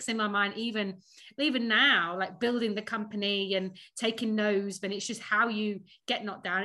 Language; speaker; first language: English; native; English